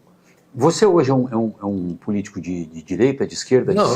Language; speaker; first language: Portuguese; native; Portuguese